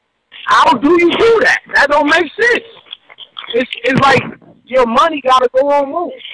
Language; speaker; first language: English; native; English